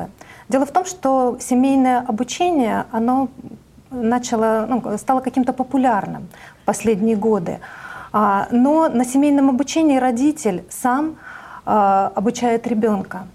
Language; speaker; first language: Russian; native; Russian